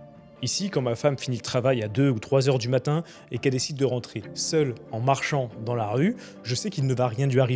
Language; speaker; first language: French; native; French